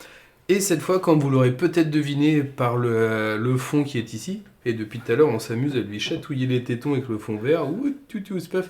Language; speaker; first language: French; native; French